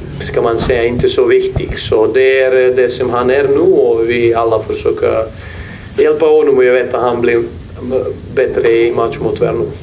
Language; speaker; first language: Swedish; non-native, fluent; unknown